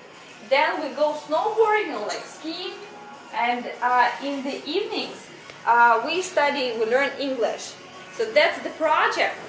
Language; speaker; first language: English; non-native, fluent; Russian